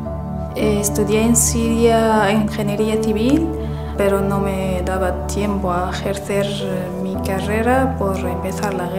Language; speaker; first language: Spanish; non-native, fluent; Arabic